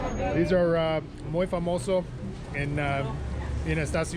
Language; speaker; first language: Spanish; non-native, learner; English